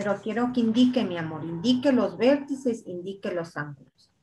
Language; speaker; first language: Spanish; native; Spanish